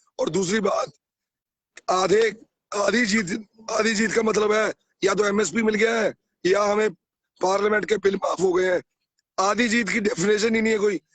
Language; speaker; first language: Hindi; non-native, local second language; Punjabi